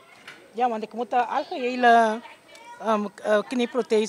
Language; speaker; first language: Dutch; non-native, local second language; Papiamento